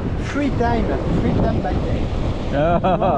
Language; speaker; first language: English; non-native, learner; French